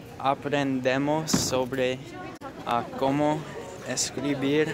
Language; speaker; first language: Spanish; non-native, learner; English